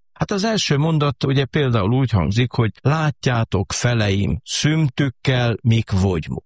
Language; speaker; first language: Hungarian; native; Hungarian